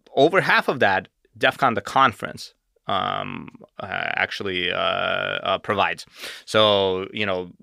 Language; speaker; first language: English; native; English